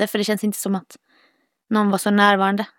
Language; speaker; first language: Swedish; native; Swedish